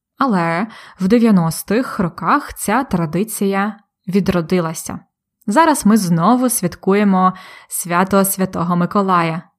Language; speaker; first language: Ukrainian; native; Ukrainian